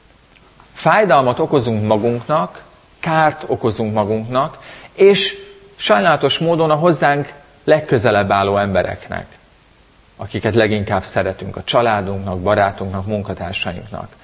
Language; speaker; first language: Hungarian; native; Hungarian